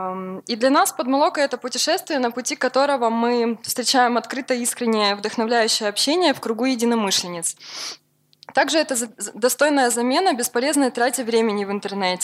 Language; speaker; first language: Russian; native; Russian